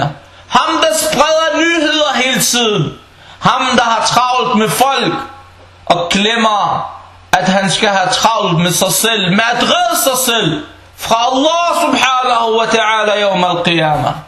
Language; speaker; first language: Danish; non-native, fluent; Arabic